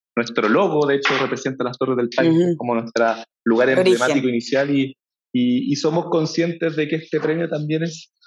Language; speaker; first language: Spanish; native; Spanish